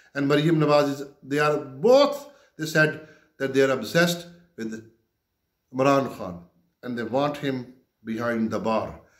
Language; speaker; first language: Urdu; non-native, local second language; Punjabi